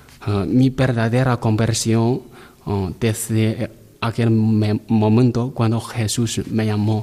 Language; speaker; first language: Spanish; non-native, learner; Chinese